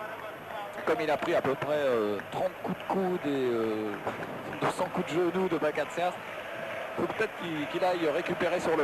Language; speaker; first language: French; native; French